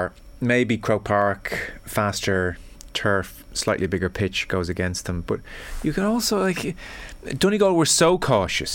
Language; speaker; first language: English; native; English